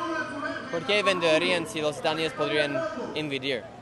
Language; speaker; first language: Spanish; non-native, learner; English